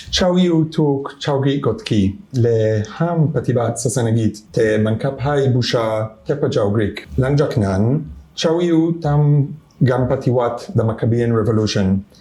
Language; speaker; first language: Thai; non-native, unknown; Hebrew